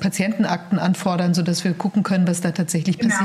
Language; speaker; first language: German; native; German